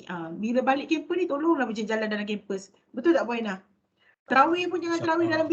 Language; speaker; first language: Malay; native; Malay